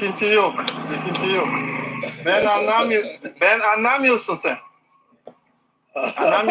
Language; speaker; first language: Turkish; non-native, learner; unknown